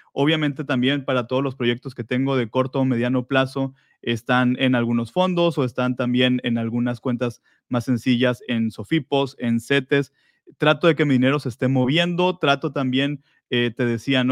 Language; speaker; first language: Spanish; native; Spanish